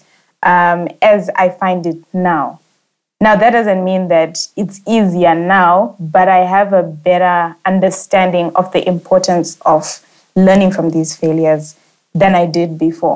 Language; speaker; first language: English; non-native, local second language; Shona